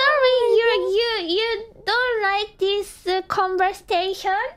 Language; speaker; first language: English; non-native, learner; Korean